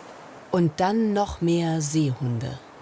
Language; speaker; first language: German; native; German